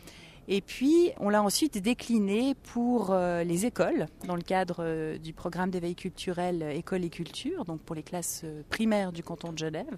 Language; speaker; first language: French; native; French